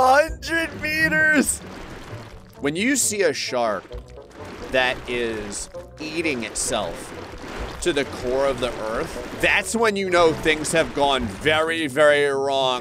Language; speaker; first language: English; native; English